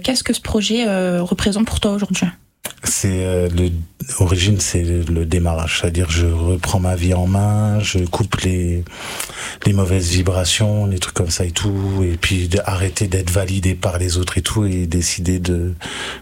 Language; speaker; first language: French; native; French